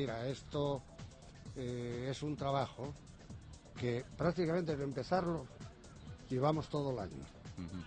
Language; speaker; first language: Spanish; native; Spanish